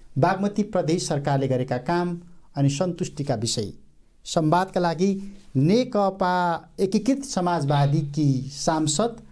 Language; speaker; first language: Nepali; native; Nepali